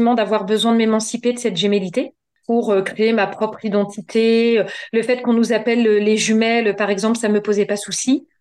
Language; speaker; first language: French; native; French